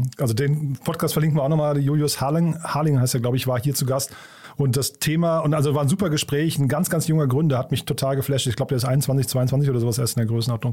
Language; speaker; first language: German; native; German